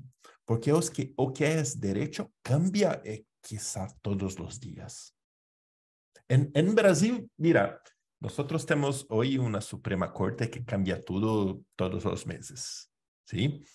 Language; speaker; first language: Spanish; non-native, fluent; Portuguese